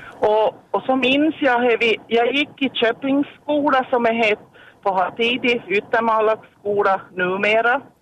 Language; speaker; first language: Swedish; native; Swedish